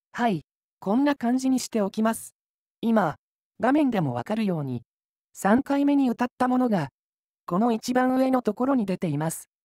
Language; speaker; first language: Japanese; native; Japanese